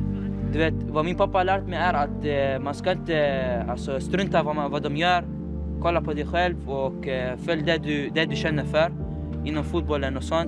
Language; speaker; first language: Swedish; early bilingual, other home language; Arabic